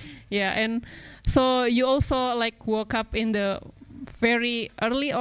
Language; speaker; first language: English; non-native, local second language; Indonesian